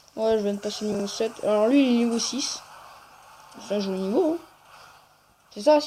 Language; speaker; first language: French; native; French